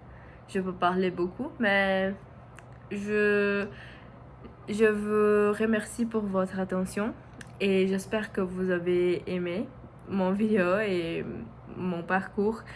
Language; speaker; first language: French; non-native, learner; Portuguese